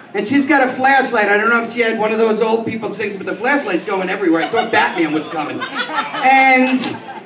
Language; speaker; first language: English; native; English